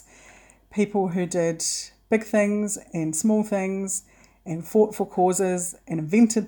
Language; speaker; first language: English; native; English